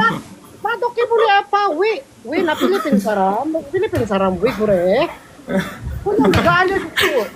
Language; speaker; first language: Korean; non-native, learner; Filipino